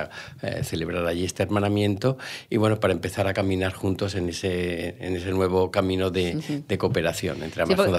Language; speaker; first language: Spanish; native; Spanish